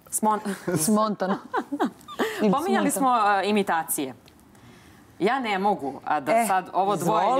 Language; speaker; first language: Serbian; native; Serbian